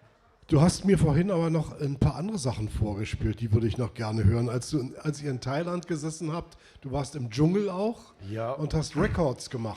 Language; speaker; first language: German; native; German